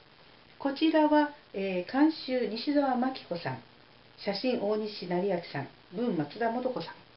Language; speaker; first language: Japanese; native; Japanese